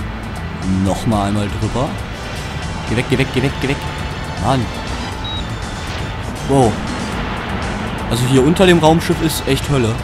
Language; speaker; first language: German; native; German